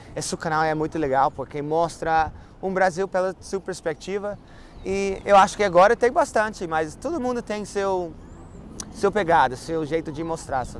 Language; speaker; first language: Portuguese; non-native, fluent; English